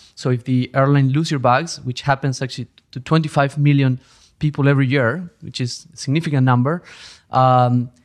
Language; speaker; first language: English; non-native, fluent; Spanish